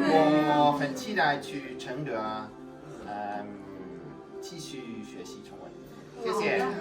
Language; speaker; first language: Chinese; non-native, learner; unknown